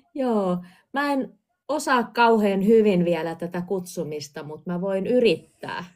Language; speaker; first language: Finnish; native; Finnish